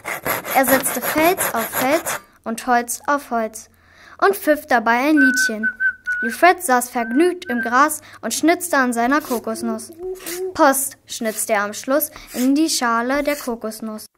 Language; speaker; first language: German; native; German